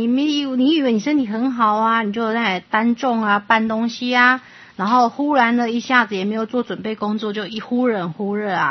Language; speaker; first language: Chinese; native; Chinese